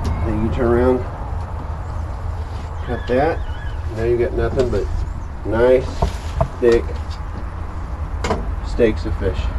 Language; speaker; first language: English; native; English